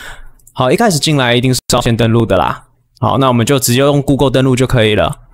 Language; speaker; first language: Chinese; native; Chinese